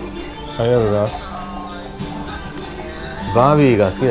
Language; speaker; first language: Japanese; non-native, learner; English